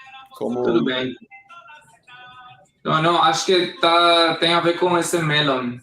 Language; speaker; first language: Portuguese; non-native, fluent; Hebrew